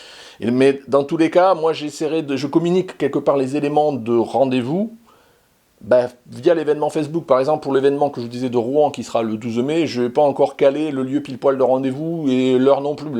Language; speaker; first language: French; native; French